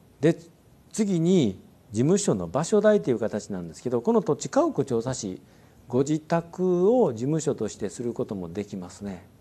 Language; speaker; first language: Japanese; native; Japanese